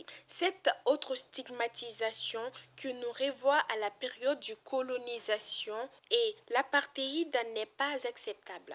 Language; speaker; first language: French; non-native, local second language; Bambara